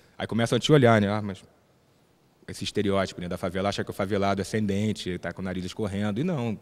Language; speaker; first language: Portuguese; native; Portuguese